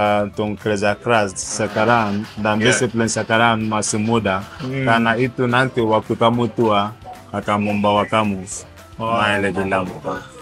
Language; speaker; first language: Indonesian; non-native, fluent; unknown